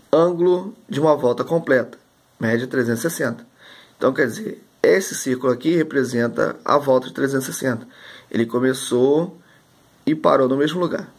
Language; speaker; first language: Portuguese; native; Portuguese